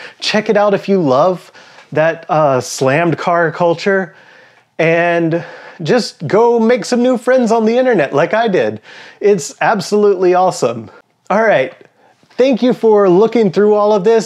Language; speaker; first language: English; native; English